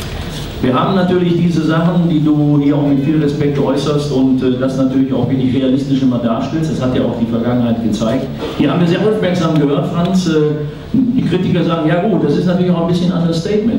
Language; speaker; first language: German; native; German